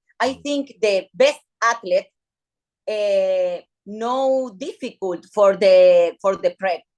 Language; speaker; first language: English; non-native, learner; Spanish